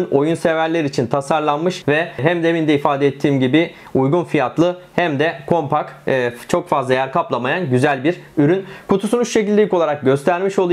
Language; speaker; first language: Turkish; native; Turkish